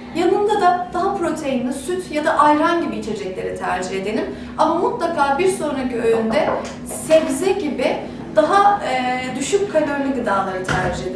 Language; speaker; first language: Turkish; native; Turkish